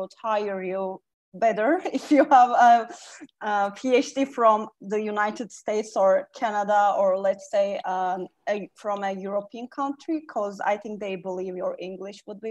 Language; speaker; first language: English; non-native, fluent; Turkish